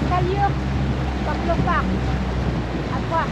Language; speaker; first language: French; non-native, learner; Portuguese